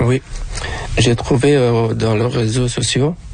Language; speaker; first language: French; non-native, local second language; Arabic